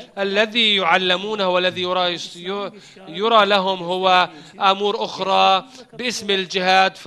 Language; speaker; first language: Arabic; non-native, fluent; Turkish